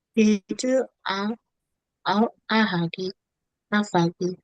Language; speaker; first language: Igbo; non-native, learner; English